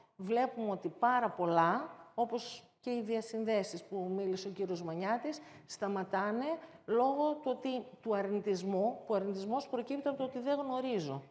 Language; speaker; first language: Greek; native; Greek